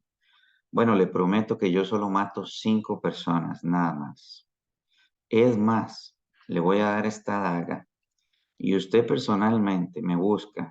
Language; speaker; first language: Spanish; native; Spanish